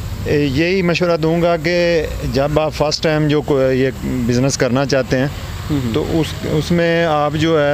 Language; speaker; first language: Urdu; non-native, local second language; Punjabi